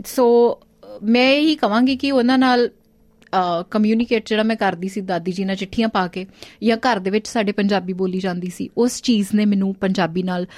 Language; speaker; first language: Punjabi; early bilingual, heritage; Punjabi